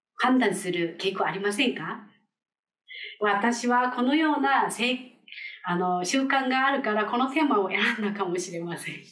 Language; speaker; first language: Japanese; non-native, fluent; Korean